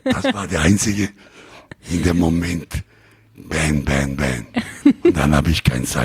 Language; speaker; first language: German; non-native, learner; Italian